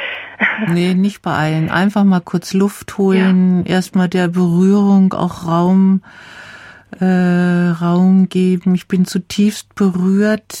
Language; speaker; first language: German; native; German